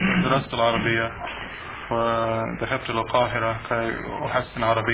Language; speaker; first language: Arabic; non-native, fluent; English